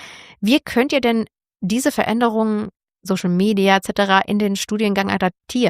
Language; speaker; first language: German; native; German